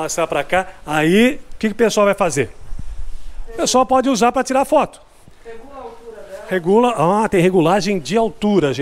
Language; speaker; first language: Portuguese; native; Portuguese